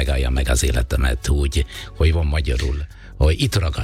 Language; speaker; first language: Hungarian; non-native, learner; Italian